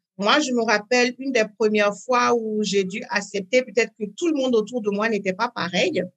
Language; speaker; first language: French; native; French